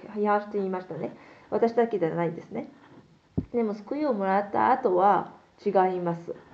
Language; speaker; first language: Japanese; non-native, fluent; Korean